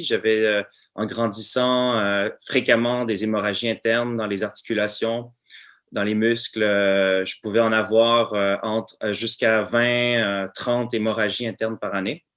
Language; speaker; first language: French; native; French